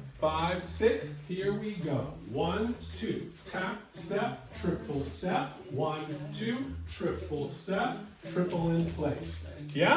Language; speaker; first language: English; native; English